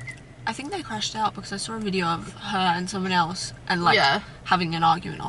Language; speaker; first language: English; native; English